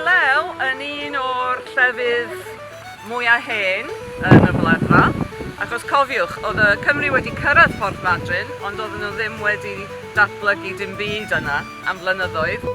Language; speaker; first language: Welsh; native; Welsh